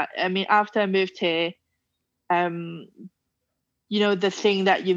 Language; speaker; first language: English; non-native, local second language; Cantonese